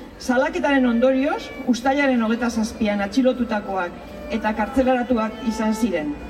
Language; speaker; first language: Basque; native; Basque